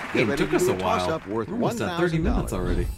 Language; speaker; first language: English; native; English